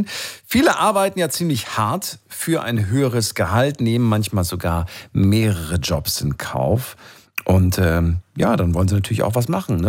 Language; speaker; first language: German; native; German